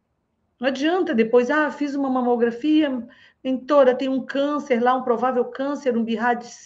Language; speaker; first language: Portuguese; native; Portuguese